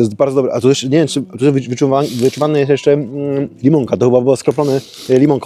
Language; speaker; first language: Polish; native; Polish